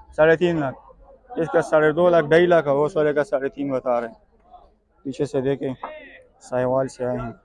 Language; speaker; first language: Urdu; non-native, local second language; Pashto